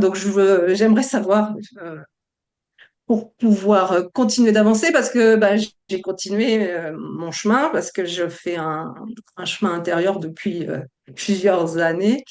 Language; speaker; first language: French; native; French